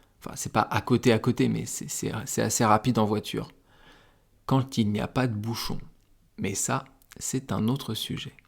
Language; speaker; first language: French; native; French